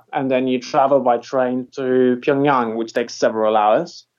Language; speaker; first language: English; non-native, fluent; Polish